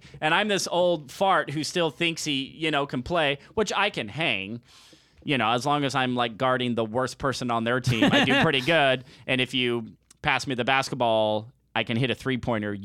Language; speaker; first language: English; native; English